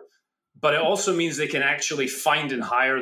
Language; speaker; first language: English; native; English